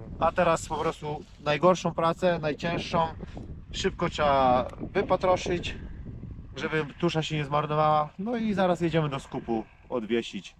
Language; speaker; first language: Polish; native; Polish